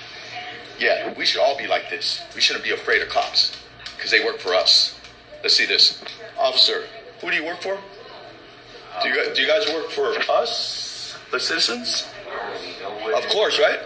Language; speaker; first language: English; native; English